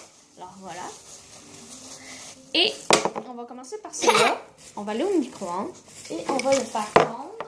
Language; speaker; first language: French; native; French